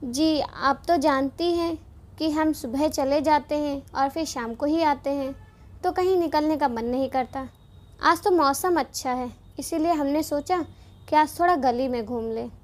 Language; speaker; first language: Hindi; native; Hindi